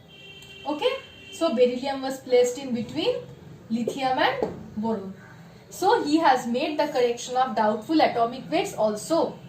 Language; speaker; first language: English; non-native, local second language; Bangla